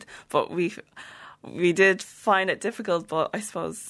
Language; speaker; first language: English; early bilingual, other home language; Vietnamese